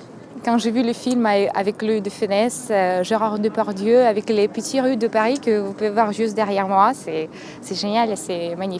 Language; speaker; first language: French; non-native, fluent; Romanian